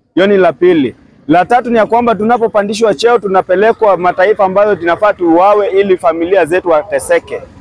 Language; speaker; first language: Swahili; non-native, local second language; Luo (Kenya and Tanzania)